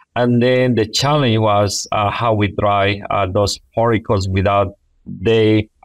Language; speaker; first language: English; non-native, fluent; Spanish